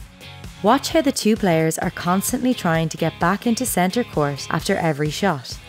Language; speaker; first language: English; native; English